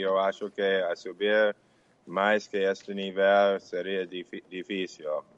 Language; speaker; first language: Portuguese; non-native, fluent; English